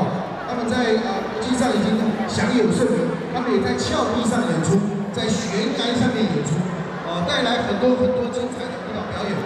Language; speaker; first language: Chinese; native; Chinese